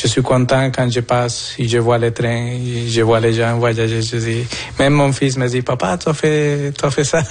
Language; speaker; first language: French; non-native, fluent; Spanish